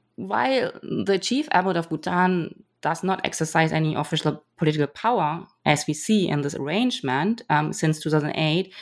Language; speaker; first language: English; non-native, fluent; German